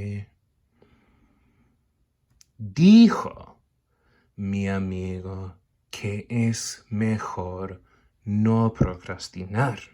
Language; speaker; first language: Spanish; non-native, fluent; English